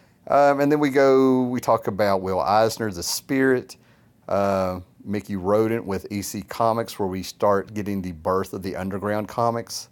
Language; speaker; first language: English; native; English